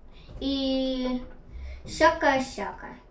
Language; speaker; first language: Russian; early bilingual, heritage; Russian